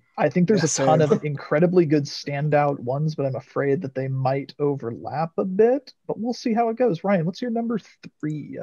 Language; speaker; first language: English; native; English